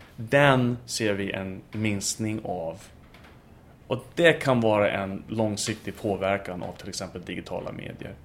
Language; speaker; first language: Swedish; non-native, fluent; English